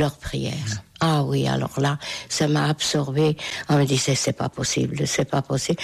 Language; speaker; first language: French; non-native, fluent; Hungarian